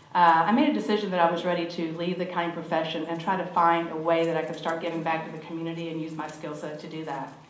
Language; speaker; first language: English; native; English